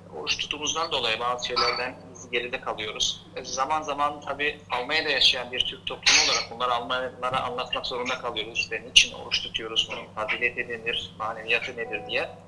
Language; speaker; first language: Turkish; early bilingual, heritage; Turkish